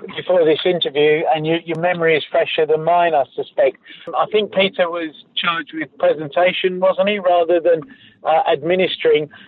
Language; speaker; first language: English; native; English